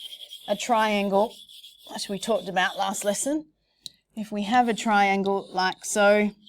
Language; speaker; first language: English; native; English